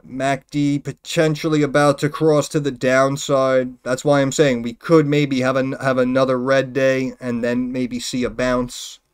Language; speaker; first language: English; native; English